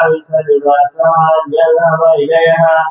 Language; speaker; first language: Arabic; non-native, learner; Bangla